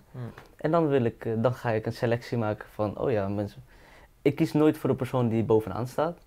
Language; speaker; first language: Dutch; early bilingual, other home language; Caribbean Hindustani